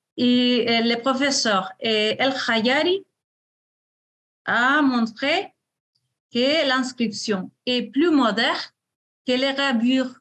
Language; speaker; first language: French; non-native, fluent; Spanish